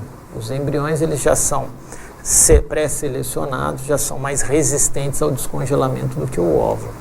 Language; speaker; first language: Portuguese; native; Portuguese